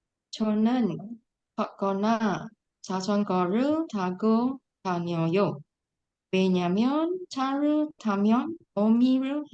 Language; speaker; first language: Korean; non-native, learner; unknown